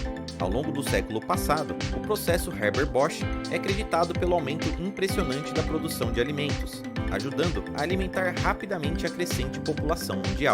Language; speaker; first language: Portuguese; native; Portuguese